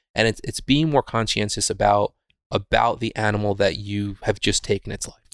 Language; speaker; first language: English; native; English